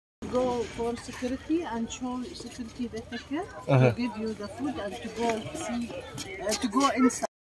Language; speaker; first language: English; non-native, learner; Arabic